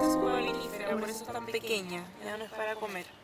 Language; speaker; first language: Spanish; native; Spanish